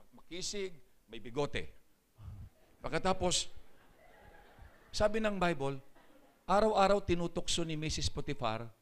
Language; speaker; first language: Filipino; native; Filipino